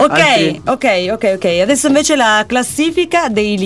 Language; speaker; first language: Italian; native; Italian